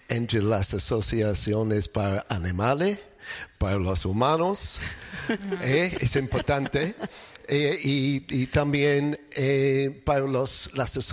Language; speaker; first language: Spanish; non-native, fluent; English